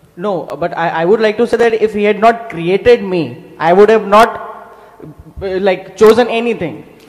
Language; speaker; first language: English; non-native, local second language; Hindi